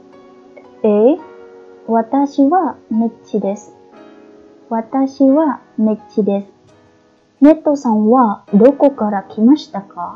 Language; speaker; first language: Japanese; non-native, fluent; Khmer